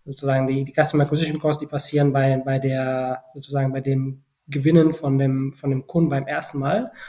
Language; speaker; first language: German; non-native, fluent; Spanish